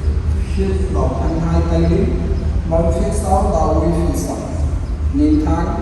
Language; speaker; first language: Vietnamese; non-native, learner; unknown